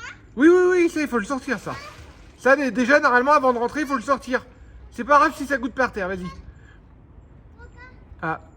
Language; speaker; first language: French; native; French